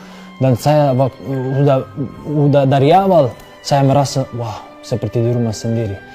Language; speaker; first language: Indonesian; non-native, fluent; Serbian